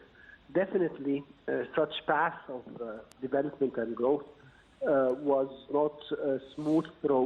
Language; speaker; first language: English; non-native, fluent; Arabic